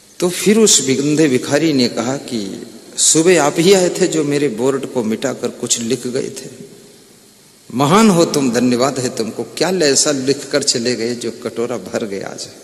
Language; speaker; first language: Hindi; native; Hindi